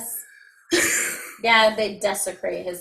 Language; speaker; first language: English; native; English